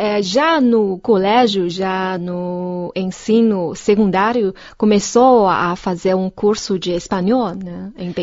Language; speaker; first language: Portuguese; non-native, fluent; Chinese